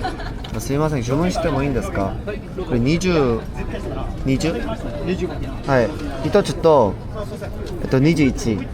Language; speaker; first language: Japanese; non-native, learner; Korean